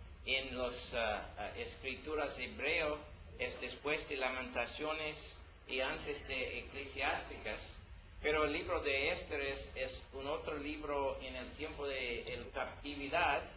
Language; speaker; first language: Spanish; non-native, learner; English